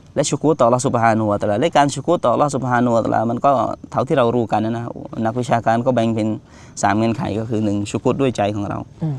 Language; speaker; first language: Thai; non-native, local second language; Malay